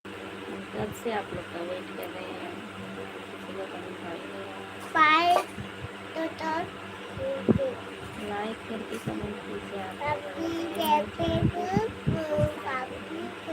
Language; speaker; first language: Hindi; non-native, local second language; Marathi